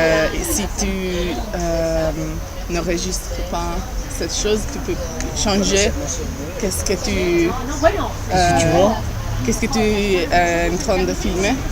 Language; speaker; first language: French; non-native, learner; Italian